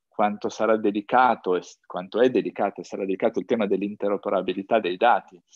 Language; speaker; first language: Italian; native; Italian